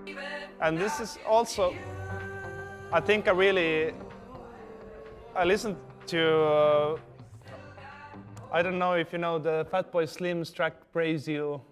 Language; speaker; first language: English; non-native, fluent; Estonian